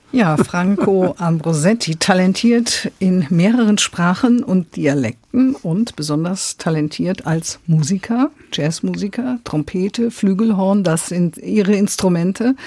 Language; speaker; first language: German; native; German